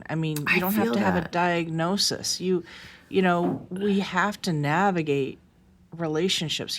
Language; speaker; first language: English; native; English